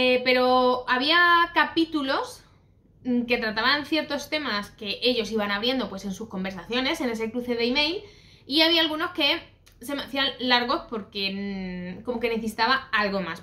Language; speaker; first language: Spanish; native; Spanish